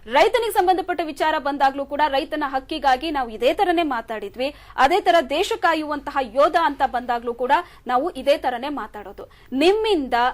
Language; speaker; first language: Kannada; native; Kannada